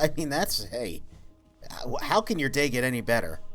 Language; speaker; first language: English; native; English